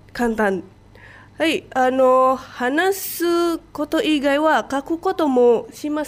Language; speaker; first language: Japanese; non-native, fluent; Indonesian